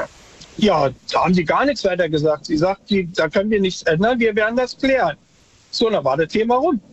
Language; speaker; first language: German; native; German